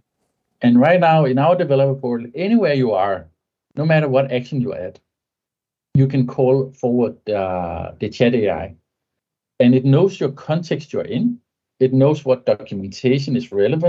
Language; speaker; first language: English; non-native, fluent; Danish